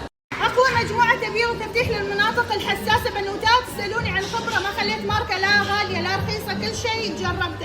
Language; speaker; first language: Arabic; native; Arabic